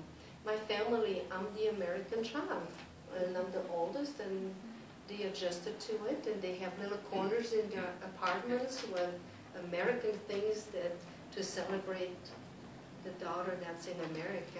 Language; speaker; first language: English; non-native, fluent; German